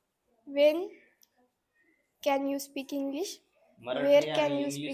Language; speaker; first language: English; non-native, learner; Marathi